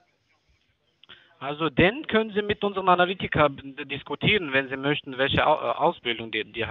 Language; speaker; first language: German; non-native, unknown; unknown